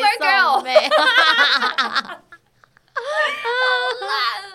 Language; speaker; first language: Chinese; native; Chinese